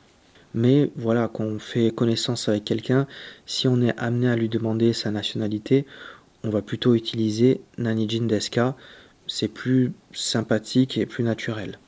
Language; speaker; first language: French; native; French